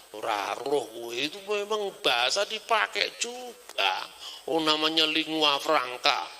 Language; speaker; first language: Indonesian; non-native, local second language; Javanese